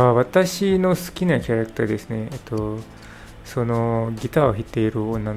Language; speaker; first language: Japanese; non-native, learner; English